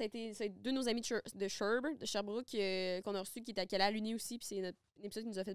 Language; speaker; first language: French; native; French